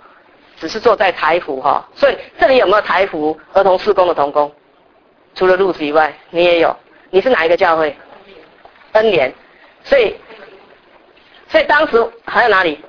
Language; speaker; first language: Chinese; native; Chinese